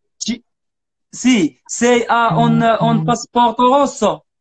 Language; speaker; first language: Italian; non-native, learner; Arabic